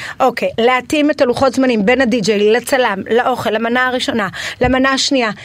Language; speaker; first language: Hebrew; native; Hebrew